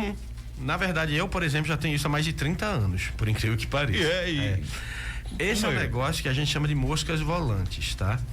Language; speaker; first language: Portuguese; native; Portuguese